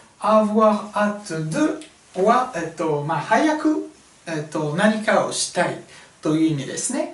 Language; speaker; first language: Japanese; non-native, fluent; French